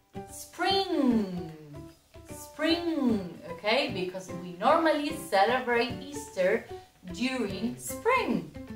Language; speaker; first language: English; non-native, fluent; Spanish